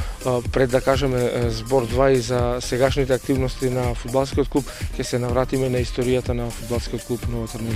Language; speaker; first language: Macedonian; native; Macedonian